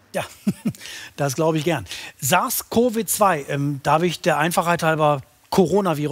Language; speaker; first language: German; native; German